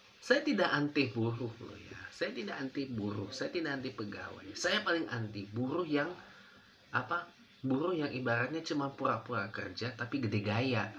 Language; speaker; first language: Indonesian; non-native, fluent; English